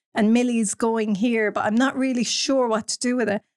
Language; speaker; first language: English; native; English